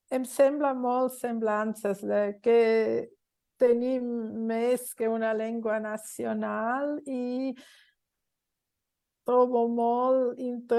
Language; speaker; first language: Catalan; non-native, learner; Swiss German